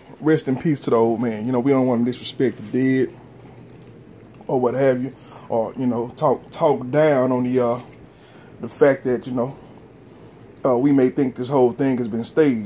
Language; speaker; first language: English; native; English